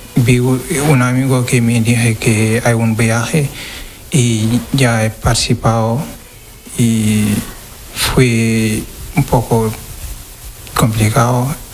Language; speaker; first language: Spanish; non-native, learner; Wolof